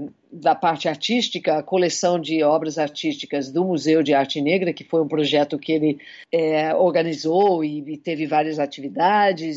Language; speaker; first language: Portuguese; non-native, fluent; English